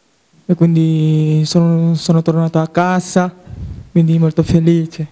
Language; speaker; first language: Italian; non-native, learner; Korean